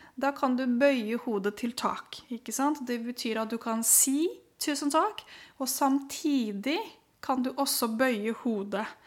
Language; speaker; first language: Norwegian; non-native, fluent; Romanian